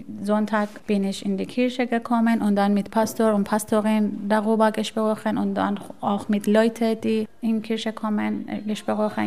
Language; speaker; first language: German; non-native, learner; Persian